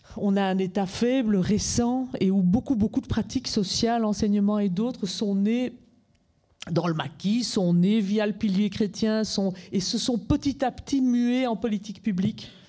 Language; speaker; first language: French; native; French